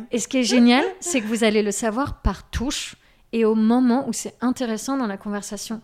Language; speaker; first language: French; native; French